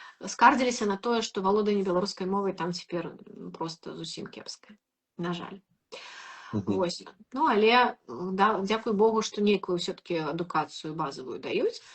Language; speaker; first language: Belarusian; non-native, local second language; Russian